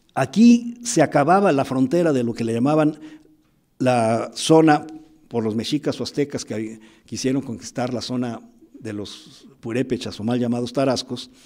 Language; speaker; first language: Spanish; native; Spanish